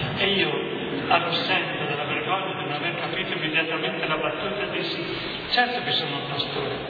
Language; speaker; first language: Italian; native; Italian